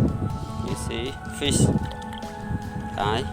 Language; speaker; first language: English; non-native, learner; Khmer